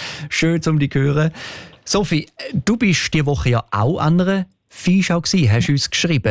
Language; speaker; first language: German; native; German